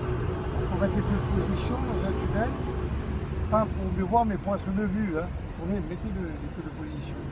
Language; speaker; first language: French; native; French